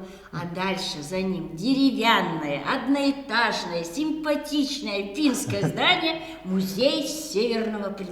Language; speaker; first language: Russian; native; Russian